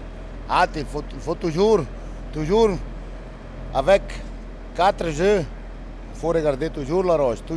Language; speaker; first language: French; non-native, learner; Italian